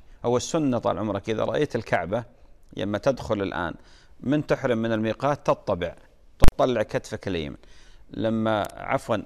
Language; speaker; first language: Arabic; native; Arabic